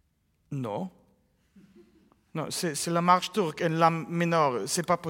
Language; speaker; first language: French; non-native, learner; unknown